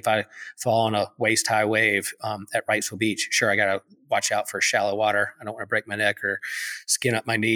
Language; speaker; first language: English; native; English